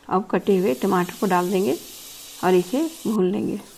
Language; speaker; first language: Hindi; native; Hindi